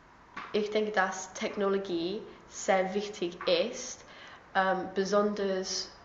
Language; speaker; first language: German; non-native, learner; English